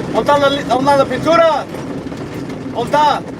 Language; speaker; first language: Spanish; non-native, learner; English